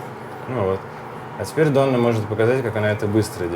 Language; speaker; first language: Russian; native; Russian